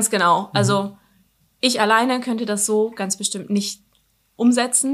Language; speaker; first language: German; native; German